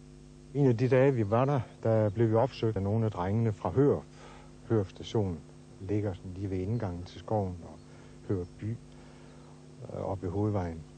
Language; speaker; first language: Danish; native; Danish